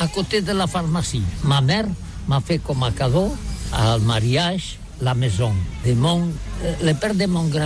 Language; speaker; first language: French; non-native, learner; Catalan